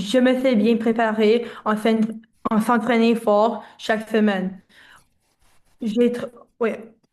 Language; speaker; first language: French; non-native, learner; English